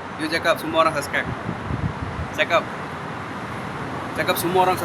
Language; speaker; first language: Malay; non-native, learner; Bangla